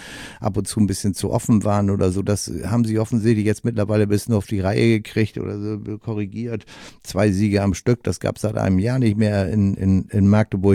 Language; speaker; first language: German; native; German